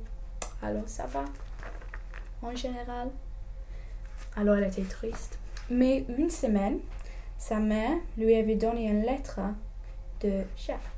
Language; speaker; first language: French; non-native, learner; English